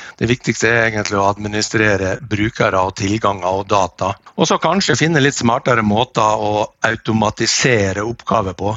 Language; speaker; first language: Norwegian; native; Norwegian